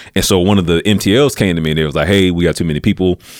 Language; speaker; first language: English; native; English